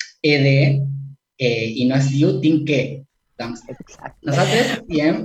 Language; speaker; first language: Catalan; non-native, learner; Spanish